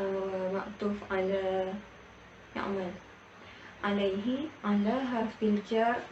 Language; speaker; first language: Arabic; non-native, learner; Malay